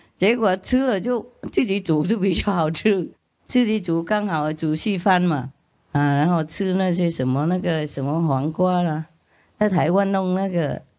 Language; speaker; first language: Chinese; non-native, fluent; Vietnamese